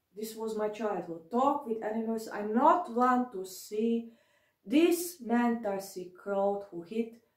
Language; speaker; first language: English; non-native, learner; German